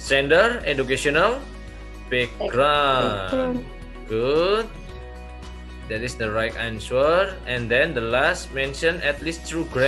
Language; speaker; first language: English; non-native, learner; Indonesian